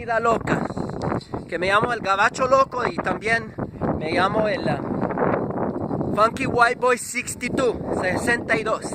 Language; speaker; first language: Spanish; non-native, fluent; English